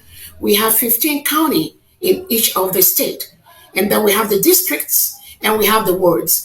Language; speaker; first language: English; non-native, local second language; Igbo